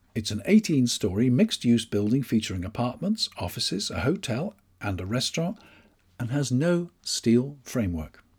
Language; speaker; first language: English; native; English